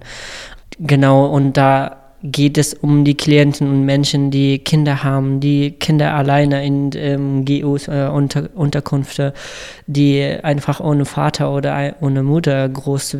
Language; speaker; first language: German; non-native, fluent; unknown